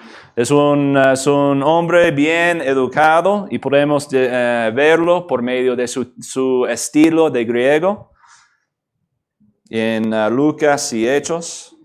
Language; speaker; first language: Spanish; non-native, fluent; English